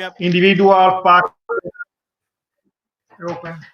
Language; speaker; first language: English; non-native, learner; Italian